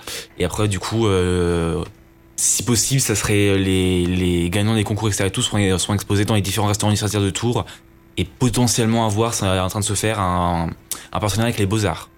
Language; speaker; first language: French; native; French